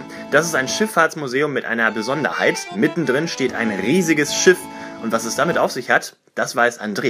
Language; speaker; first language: German; native; German